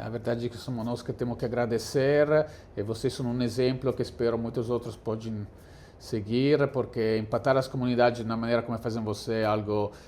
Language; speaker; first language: Portuguese; non-native, fluent; Italian